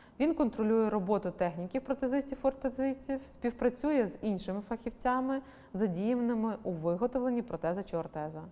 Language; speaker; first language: Ukrainian; native; Ukrainian